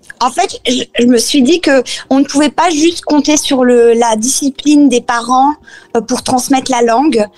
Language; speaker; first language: French; early bilingual, other home language; Spanish